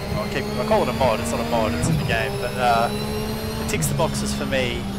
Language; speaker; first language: English; native; English